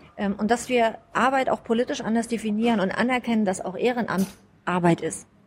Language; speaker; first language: German; native; German